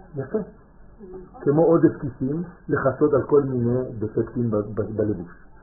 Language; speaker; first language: Hebrew; native; Hebrew